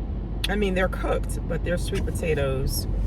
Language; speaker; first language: English; native; English